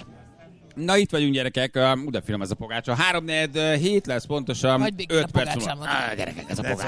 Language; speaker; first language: Hungarian; native; Hungarian